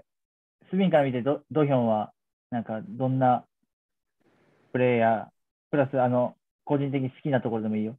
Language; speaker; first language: Japanese; native; Japanese